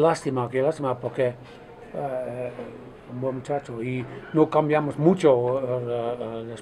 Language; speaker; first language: Spanish; non-native, fluent; Dutch